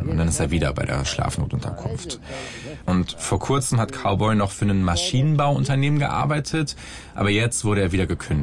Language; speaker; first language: German; native; German